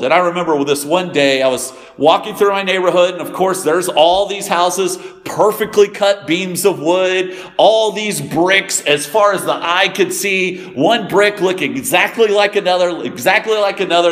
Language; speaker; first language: English; native; English